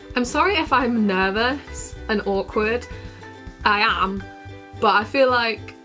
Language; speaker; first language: English; native; English